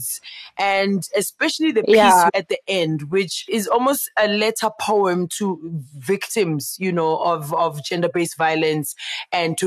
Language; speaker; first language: English; non-native, local second language; Zulu